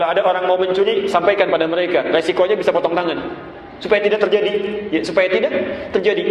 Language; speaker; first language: Indonesian; native; Indonesian